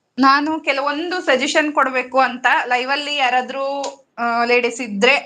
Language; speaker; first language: Kannada; native; Kannada